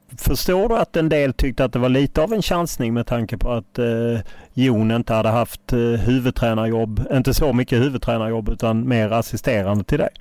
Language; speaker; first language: Swedish; native; Swedish